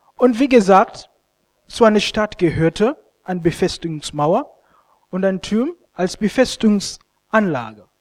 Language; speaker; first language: German; non-native, fluent; Ganda